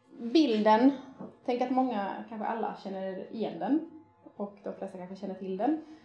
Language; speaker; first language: Swedish; early bilingual, other home language; Persian